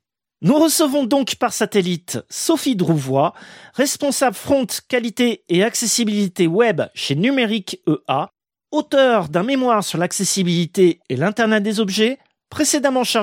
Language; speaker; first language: French; native; French